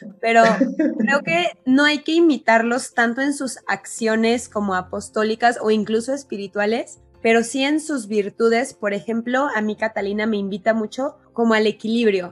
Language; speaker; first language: Spanish; native; Spanish